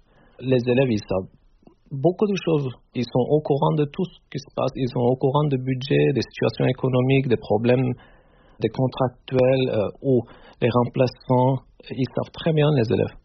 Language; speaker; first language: French; non-native, fluent; Turkish